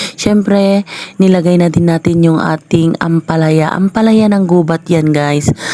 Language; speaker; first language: Filipino; non-native, local second language; Iloko